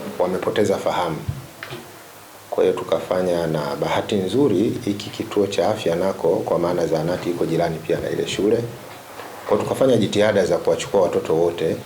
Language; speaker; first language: Swahili; native; Swahili